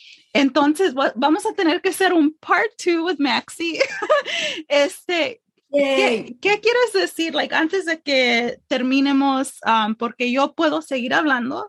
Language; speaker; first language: Spanish; early bilingual, heritage; English